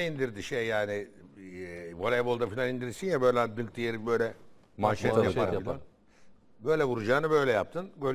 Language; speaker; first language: Turkish; native; Turkish